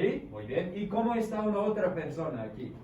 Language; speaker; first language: Spanish; non-native, fluent; English